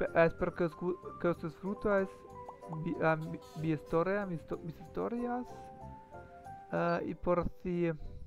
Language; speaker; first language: Spanish; non-native, learner; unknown